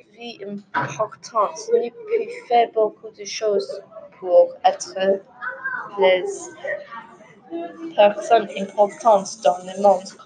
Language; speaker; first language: French; non-native, learner; English